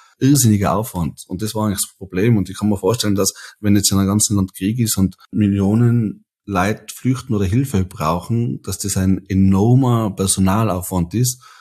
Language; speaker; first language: German; native; German